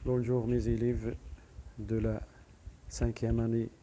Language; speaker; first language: French; non-native, local second language; Arabic